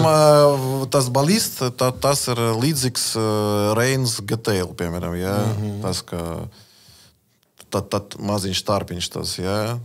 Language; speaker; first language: Latvian; non-native, learner; Russian